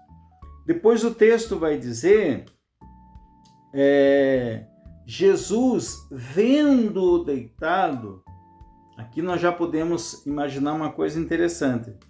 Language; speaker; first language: Portuguese; native; Portuguese